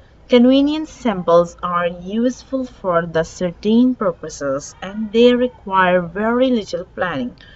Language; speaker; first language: English; non-native, local second language; Urdu